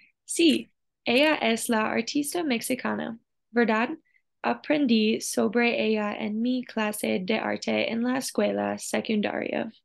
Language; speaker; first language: Spanish; non-native, learner; English